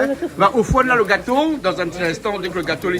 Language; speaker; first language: French; native; French